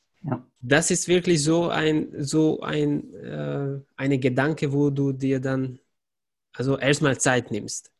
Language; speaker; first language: German; non-native, fluent; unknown